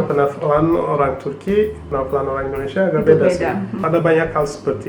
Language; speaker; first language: Indonesian; non-native, fluent; Turkish